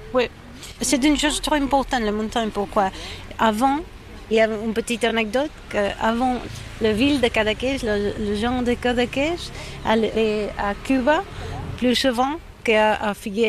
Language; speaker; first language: French; non-native, learner; Catalan